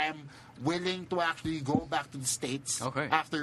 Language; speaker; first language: English; non-native, local second language; Filipino